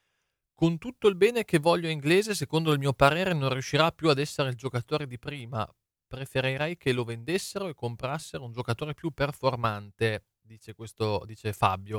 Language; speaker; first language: Italian; native; Italian